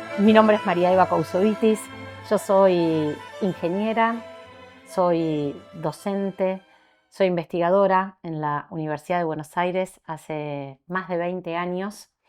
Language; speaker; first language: Spanish; native; Spanish